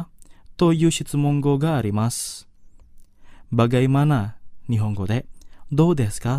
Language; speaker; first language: Japanese; non-native, fluent; Indonesian